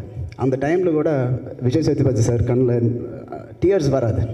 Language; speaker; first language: Tamil; non-native, local second language; Telugu